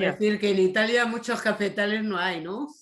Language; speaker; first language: Spanish; native; Spanish